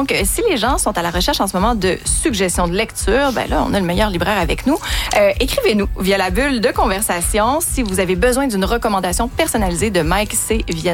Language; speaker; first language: French; native; French